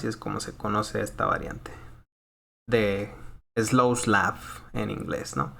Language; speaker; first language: Spanish; native; Spanish